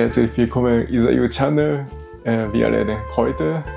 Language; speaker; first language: German; non-native, fluent; Japanese